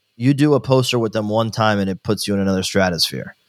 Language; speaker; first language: English; native; English